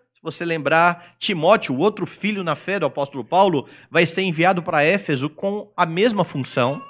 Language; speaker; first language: Portuguese; native; Portuguese